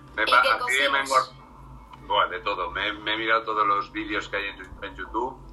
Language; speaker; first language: Spanish; native; Spanish